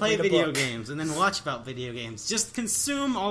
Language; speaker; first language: English; native; English